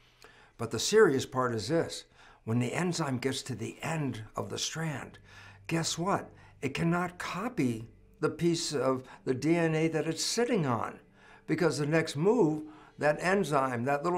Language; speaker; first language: English; native; English